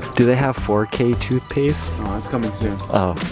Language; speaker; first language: English; native; English